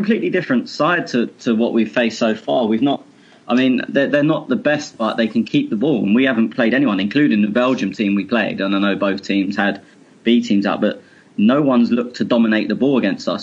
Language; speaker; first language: English; native; English